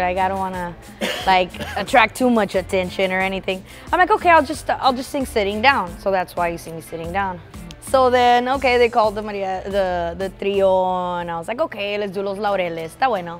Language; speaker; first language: English; native; English